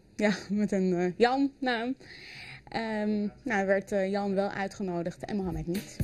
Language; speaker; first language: Dutch; native; Dutch